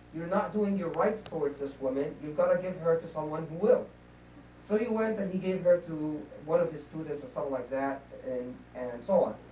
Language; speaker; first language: English; non-native, fluent; Arabic